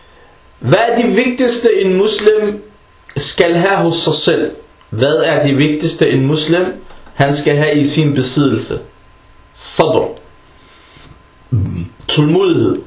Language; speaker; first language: Danish; early bilingual, other home language; Arabic